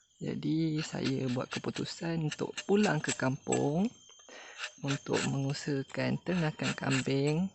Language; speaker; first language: Malay; native; Malay